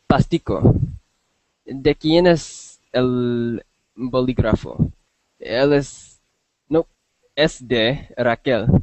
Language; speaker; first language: Spanish; non-native, learner; English